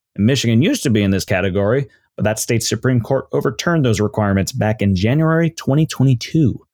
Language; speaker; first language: English; native; English